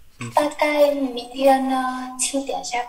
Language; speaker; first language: Chinese; non-native, learner; Vietnamese